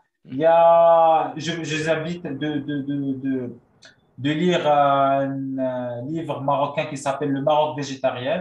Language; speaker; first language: French; non-native, local second language; Arabic